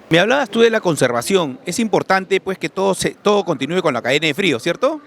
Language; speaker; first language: Spanish; native; Spanish